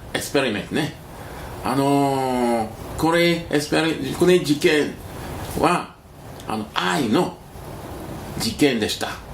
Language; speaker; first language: Japanese; non-native, learner; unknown